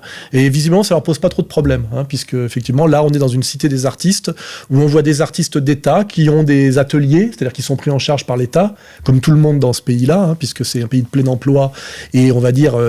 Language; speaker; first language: French; native; French